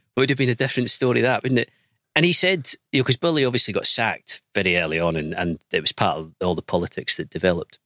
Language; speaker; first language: English; native; English